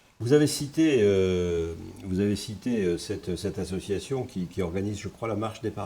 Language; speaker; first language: French; native; French